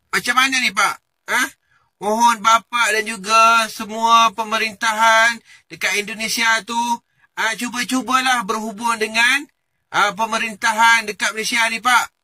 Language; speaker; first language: Malay; native; Malay